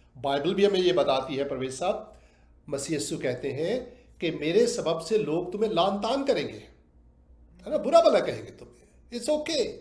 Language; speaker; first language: Urdu; native; Urdu